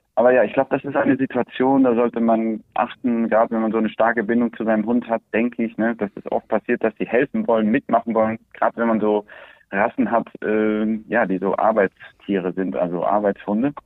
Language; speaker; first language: German; early bilingual, other home language; Spanish